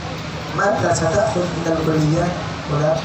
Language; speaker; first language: Arabic; non-native, learner; Indonesian